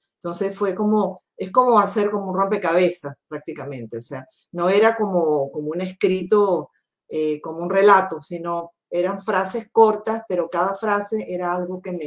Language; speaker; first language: Spanish; native; Spanish